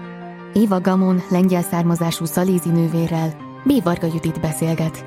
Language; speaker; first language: Hungarian; native; Hungarian